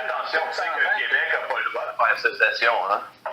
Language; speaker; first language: French; native; French